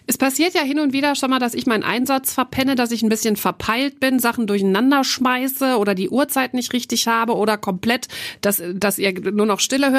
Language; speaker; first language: German; native; German